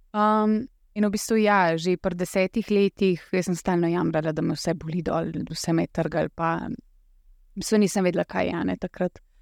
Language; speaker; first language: Slovenian; early bilingual, other home language; Russian